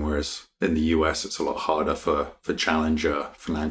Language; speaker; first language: English; native; English